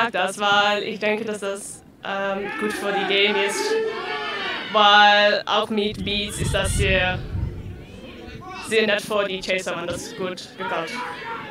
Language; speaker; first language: German; non-native, learner; Dutch